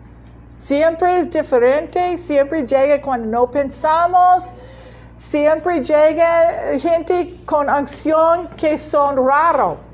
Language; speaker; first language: Spanish; non-native, learner; English